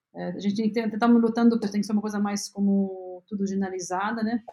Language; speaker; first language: Portuguese; non-native, fluent; Arabic